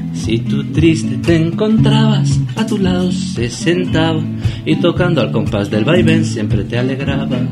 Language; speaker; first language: Spanish; native; Spanish